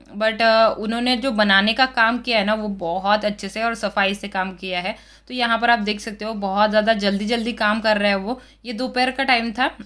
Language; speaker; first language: Hindi; non-native, local second language; Marathi